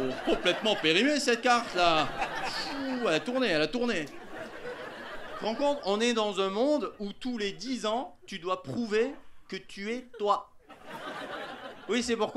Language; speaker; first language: French; native; French